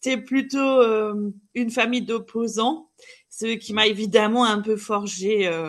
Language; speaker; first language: French; non-native, fluent; German